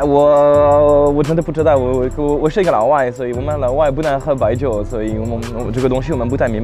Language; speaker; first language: Chinese; non-native, learner; French